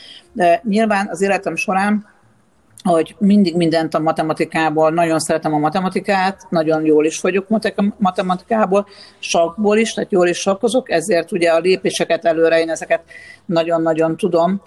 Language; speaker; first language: Hungarian; native; Hungarian